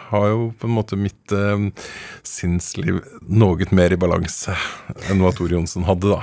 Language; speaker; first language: Norwegian; native; Norwegian